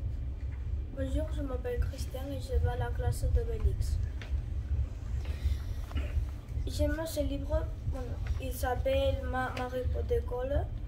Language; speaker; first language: French; non-native, learner; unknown